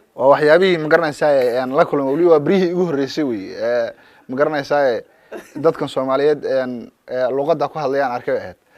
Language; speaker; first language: Somali; native; Somali